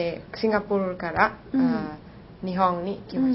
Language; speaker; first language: Japanese; non-native, learner; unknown